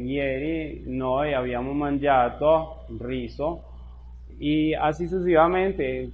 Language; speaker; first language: Italian; non-native, fluent; Spanish